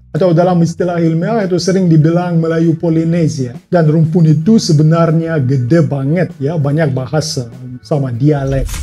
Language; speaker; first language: Indonesian; non-native, fluent; Russian